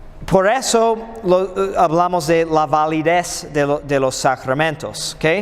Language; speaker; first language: Spanish; non-native, fluent; English